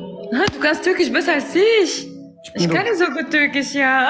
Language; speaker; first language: German; non-native, learner; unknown